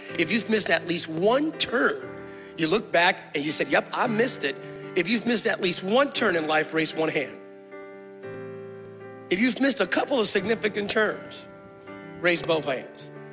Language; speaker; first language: English; early bilingual, other home language; Spanish